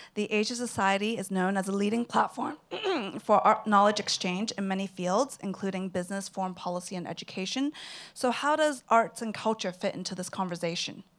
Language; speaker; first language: English; non-native, local second language; Cantonese